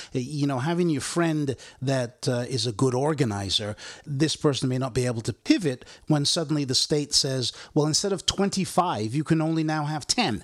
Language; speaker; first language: English; native; English